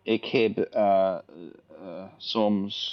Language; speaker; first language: Dutch; non-native, learner; English